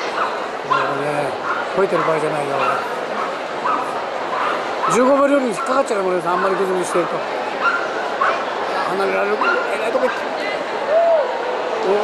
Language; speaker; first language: Japanese; native; Japanese